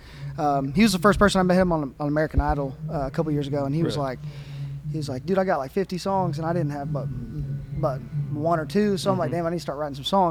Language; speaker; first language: English; native; English